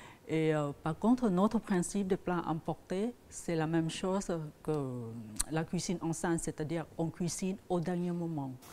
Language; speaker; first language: French; non-native, fluent; Thai